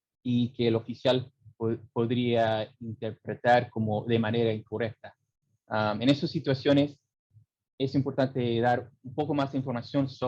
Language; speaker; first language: Spanish; early bilingual, heritage; English